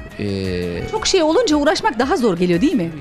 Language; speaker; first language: Turkish; native; Turkish